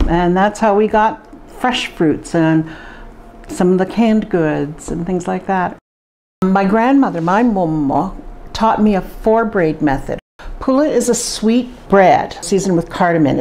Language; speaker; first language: English; native; English